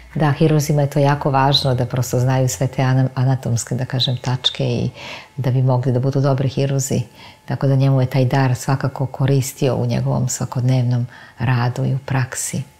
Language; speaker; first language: Serbian; native; Serbian